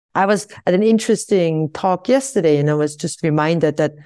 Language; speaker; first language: English; non-native, fluent; Swiss German